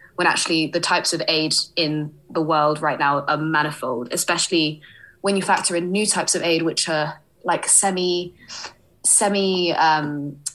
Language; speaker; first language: English; early bilingual, other home language; Hindi